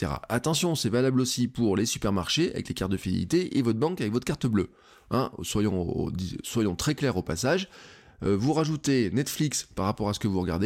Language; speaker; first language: French; native; French